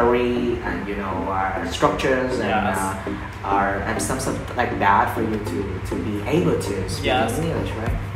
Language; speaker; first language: English; non-native, fluent; Vietnamese